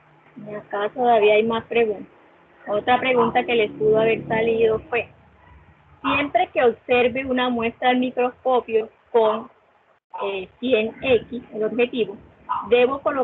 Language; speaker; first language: Spanish; native; Spanish